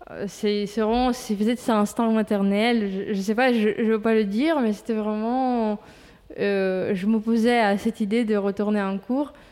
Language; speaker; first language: French; non-native, fluent; Russian